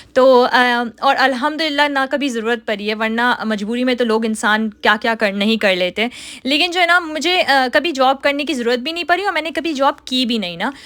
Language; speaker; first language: Urdu; native; Urdu